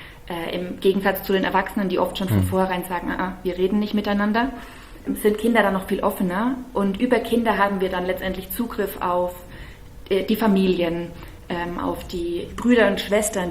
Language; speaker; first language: German; native; German